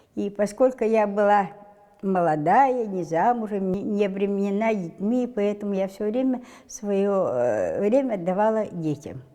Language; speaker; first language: Russian; non-native, local second language; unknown